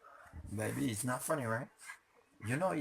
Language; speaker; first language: English; non-native, learner; Haitian Creole